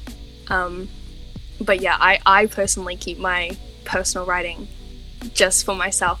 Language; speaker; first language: English; native; English